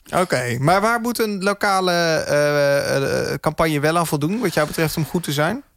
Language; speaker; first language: Dutch; native; Dutch